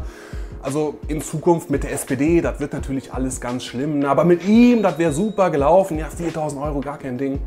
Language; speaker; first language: German; native; German